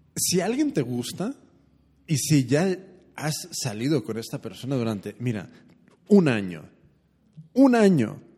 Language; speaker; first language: Spanish; early bilingual, heritage; Spanish